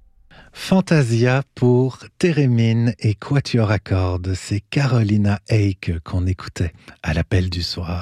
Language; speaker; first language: French; native; French